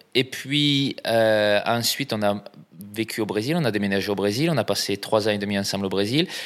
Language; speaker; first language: French; native; French